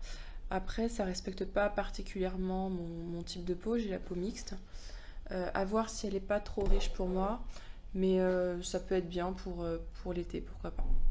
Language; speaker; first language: French; native; French